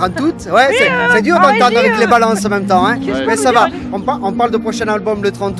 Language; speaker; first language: French; native; French